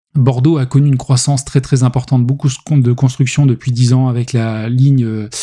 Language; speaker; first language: French; native; French